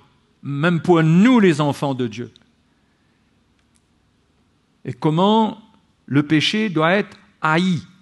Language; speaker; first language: French; native; French